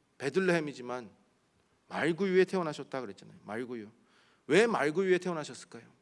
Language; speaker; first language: Korean; early bilingual, heritage; Korean